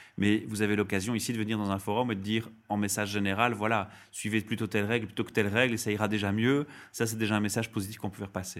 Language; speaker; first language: French; native; French